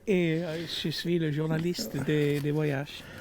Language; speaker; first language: French; non-native, fluent; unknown